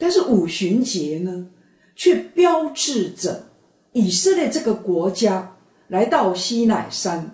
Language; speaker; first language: Chinese; native; Chinese